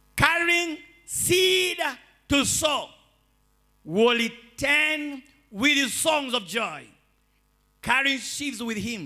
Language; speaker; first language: English; non-native, local second language; Swahili